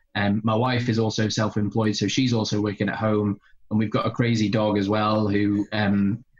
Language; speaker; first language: English; native; English